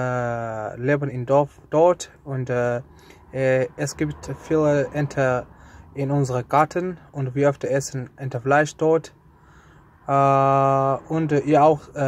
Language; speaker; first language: German; non-native, learner; Azerbaijani